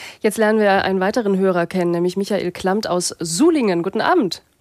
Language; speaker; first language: German; native; German